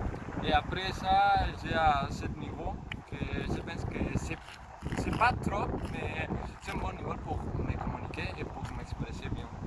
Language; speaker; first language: French; non-native, learner; Spanish